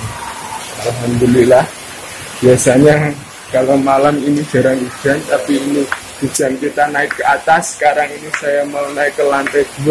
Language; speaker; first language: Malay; non-native, local second language; Javanese